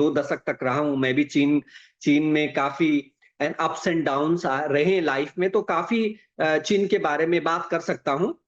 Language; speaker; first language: Hindi; native; Hindi